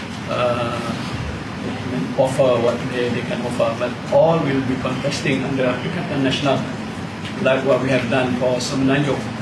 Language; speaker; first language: English; non-native, local second language; Malay